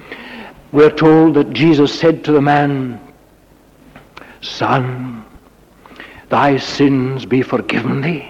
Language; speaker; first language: English; native; English